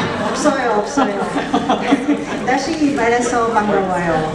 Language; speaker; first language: Korean; non-native, learner; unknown